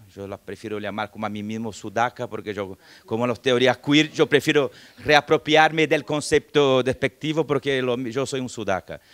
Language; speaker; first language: Spanish; non-native, fluent; Portuguese